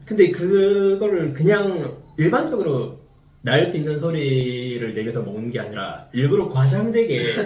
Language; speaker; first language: Korean; native; Korean